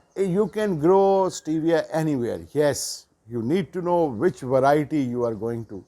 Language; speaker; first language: English; non-native, local second language; Urdu